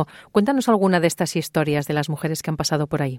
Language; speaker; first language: Spanish; native; Spanish